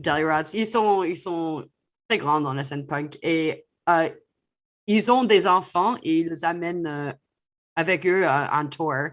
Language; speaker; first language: French; non-native, fluent; English